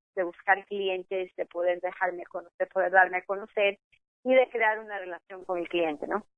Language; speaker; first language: Spanish; native; Spanish